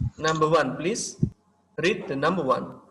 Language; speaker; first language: English; non-native, local second language; Indonesian